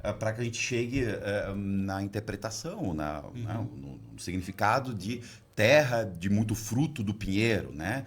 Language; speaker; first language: Portuguese; native; Portuguese